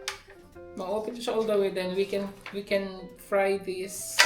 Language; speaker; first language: English; non-native, local second language; Filipino